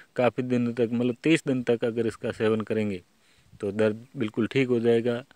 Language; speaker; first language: Hindi; native; Hindi